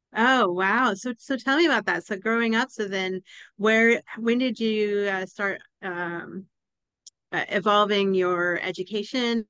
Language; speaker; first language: English; native; English